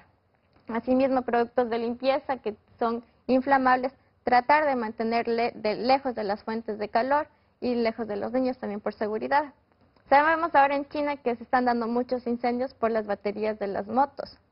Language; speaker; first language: Spanish; native; Spanish